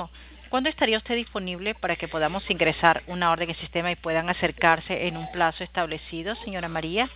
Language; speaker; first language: Spanish; native; Spanish